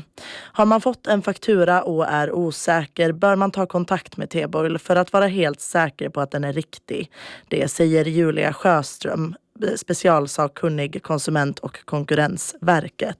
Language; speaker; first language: Swedish; native; Swedish